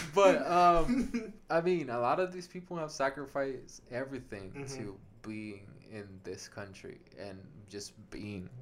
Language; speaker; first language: English; non-native, fluent; Spanish